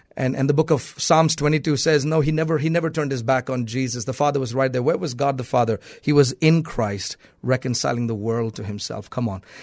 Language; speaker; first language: English; non-native, local second language; Malayalam